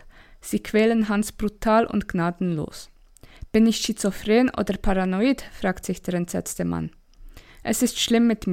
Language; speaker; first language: German; native; German